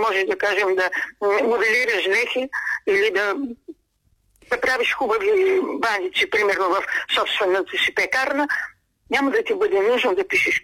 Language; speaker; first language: Bulgarian; native; Bulgarian